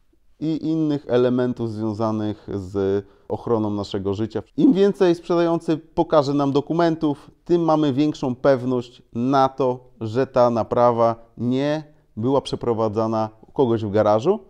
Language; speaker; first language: Polish; native; Polish